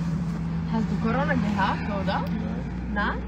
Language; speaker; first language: German; early bilingual, other home language; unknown